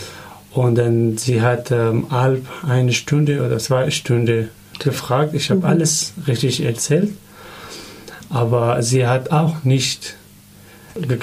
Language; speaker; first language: German; non-native, learner; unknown